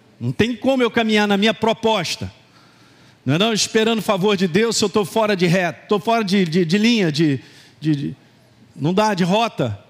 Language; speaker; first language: Portuguese; native; Portuguese